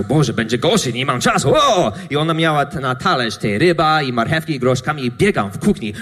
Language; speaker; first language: Polish; non-native, learner; English